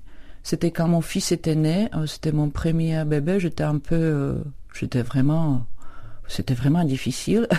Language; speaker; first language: French; non-native, fluent; Czech